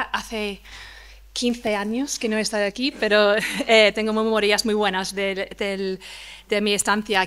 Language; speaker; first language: Spanish; non-native, fluent; English